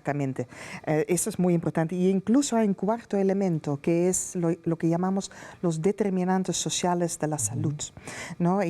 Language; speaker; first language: Spanish; non-native, fluent; Dutch